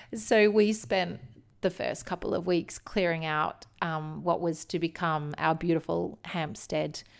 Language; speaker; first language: English; native; English